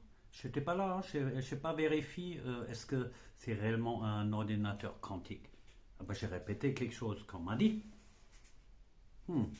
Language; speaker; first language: French; non-native, fluent; German